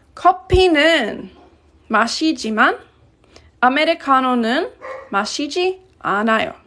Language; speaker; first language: Korean; non-native, fluent; English